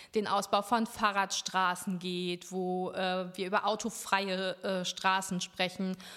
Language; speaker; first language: German; native; German